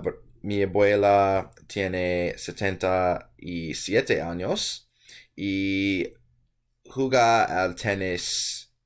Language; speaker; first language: Spanish; non-native, learner; English